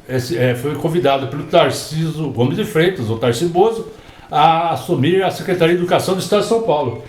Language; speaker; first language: Portuguese; native; Portuguese